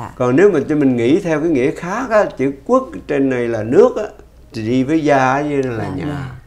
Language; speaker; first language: Vietnamese; native; Vietnamese